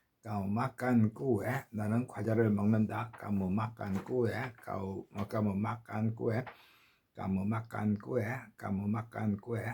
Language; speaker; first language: Indonesian; non-native, learner; Korean